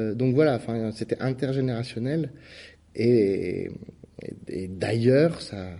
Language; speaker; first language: French; native; French